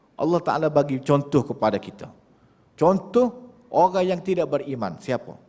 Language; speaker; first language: Malay; native; Malay